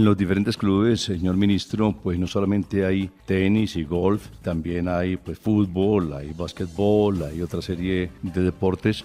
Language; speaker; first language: Spanish; native; Spanish